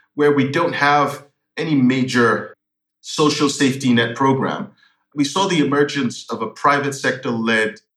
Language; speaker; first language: English; non-native, local second language; Yoruba